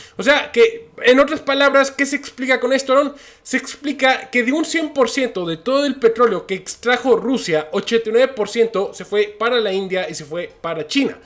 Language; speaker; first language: Spanish; native; Spanish